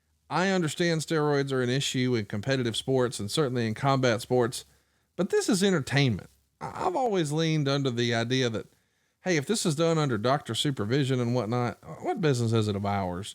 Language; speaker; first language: English; native; English